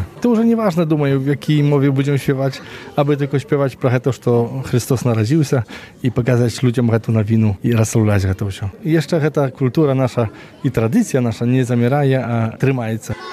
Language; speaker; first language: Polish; non-native, local second language; Belarusian